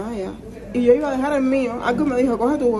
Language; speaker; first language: Spanish; native; Spanish